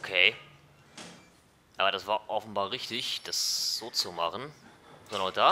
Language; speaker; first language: German; native; German